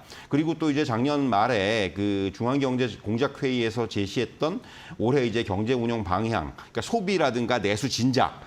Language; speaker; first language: Korean; native; Korean